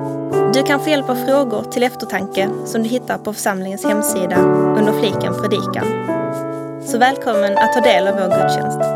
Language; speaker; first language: Swedish; native; Swedish